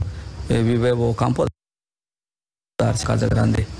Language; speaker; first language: Italian; non-native, learner; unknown